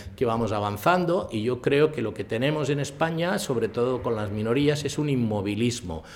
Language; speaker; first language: Spanish; native; Spanish